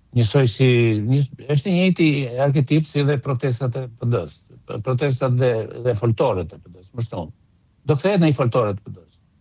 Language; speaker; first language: Albanian; native; Albanian